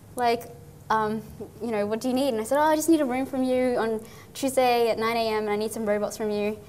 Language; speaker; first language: English; native; English